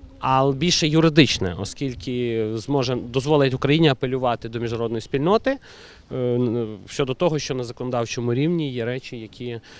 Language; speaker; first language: Ukrainian; native; Ukrainian